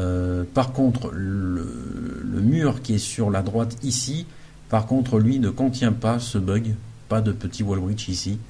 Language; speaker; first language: French; native; French